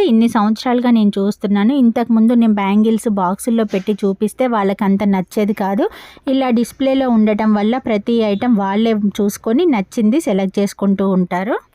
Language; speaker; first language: Telugu; native; Telugu